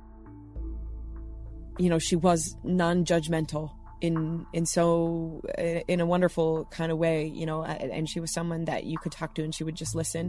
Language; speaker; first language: English; native; English